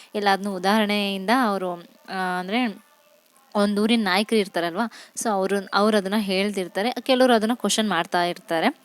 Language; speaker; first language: Kannada; non-native, local second language; Lambadi